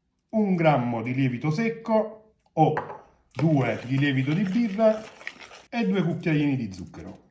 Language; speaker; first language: Italian; native; Italian